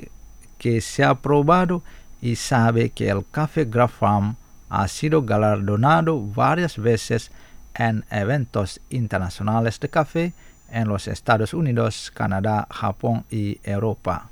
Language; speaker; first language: Spanish; non-native, fluent; Indonesian